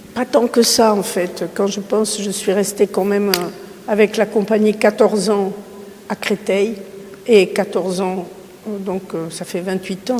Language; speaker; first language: French; early bilingual, other home language; Spanish